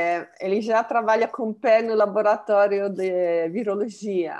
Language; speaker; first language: Portuguese; non-native, fluent; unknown